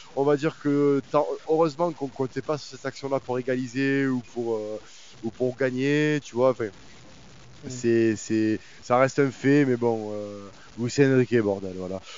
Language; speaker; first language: French; native; French